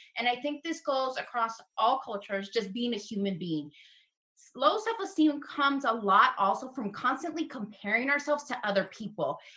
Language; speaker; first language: English; early bilingual, other home language; Spanish